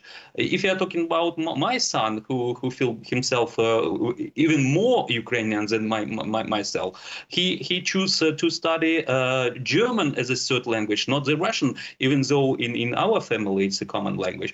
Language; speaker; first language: English; non-native, fluent; Russian